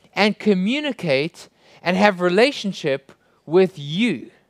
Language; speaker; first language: English; native; English